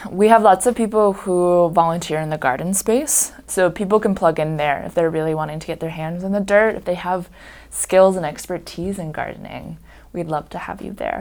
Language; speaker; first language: English; native; English